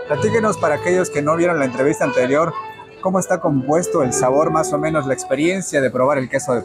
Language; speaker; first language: Spanish; native; Spanish